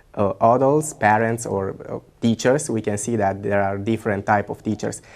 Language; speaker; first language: English; non-native, fluent; Romanian